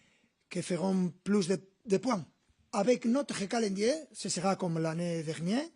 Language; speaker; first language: French; non-native, fluent; Spanish